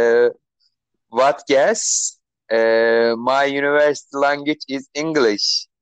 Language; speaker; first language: English; non-native, learner; Turkish